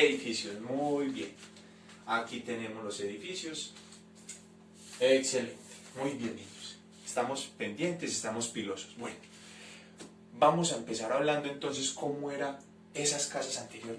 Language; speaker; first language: Spanish; native; Spanish